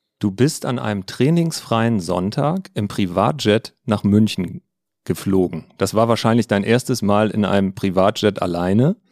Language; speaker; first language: German; native; German